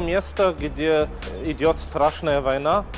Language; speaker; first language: Russian; non-native, fluent; German